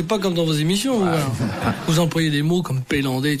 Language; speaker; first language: French; native; French